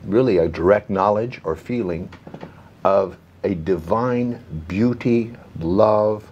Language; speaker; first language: English; native; English